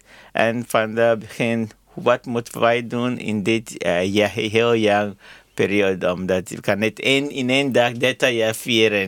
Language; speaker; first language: Dutch; non-native, learner; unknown